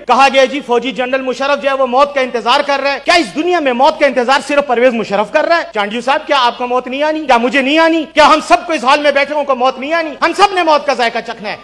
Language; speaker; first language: Urdu; non-native, local second language; Pashto